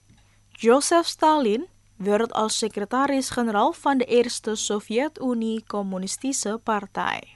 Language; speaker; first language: Dutch; non-native, fluent; Indonesian